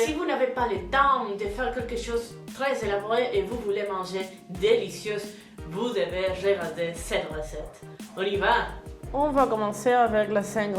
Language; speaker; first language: French; non-native, fluent; Spanish